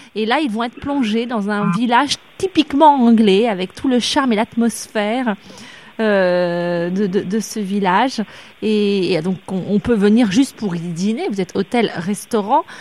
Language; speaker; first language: French; native; French